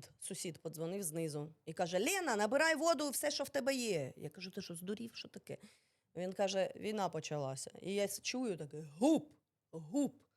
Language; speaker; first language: Ukrainian; early bilingual, other home language; Russian